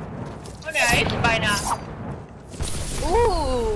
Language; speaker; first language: English; non-native, learner; Dutch